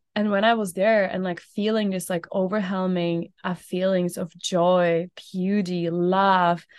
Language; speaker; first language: English; non-native, fluent; Czech